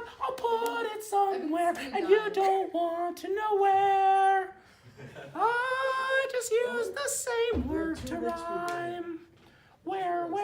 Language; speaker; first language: English; native; English